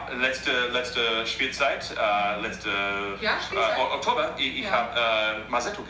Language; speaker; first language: German; non-native, fluent; English